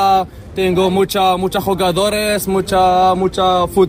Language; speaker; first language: Spanish; non-native, learner; Arabic